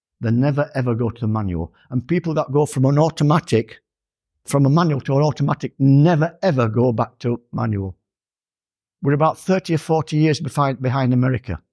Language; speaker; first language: English; native; English